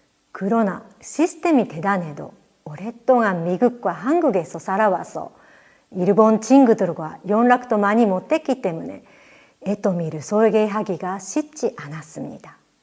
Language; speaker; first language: Korean; non-native, fluent; Japanese